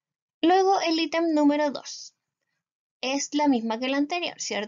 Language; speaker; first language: Spanish; native; Spanish